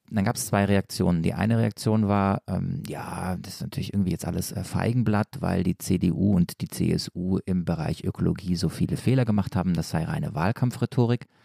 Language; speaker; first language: German; native; German